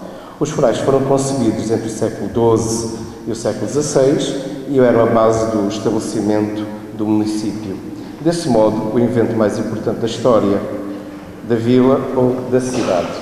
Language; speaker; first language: Portuguese; native; Portuguese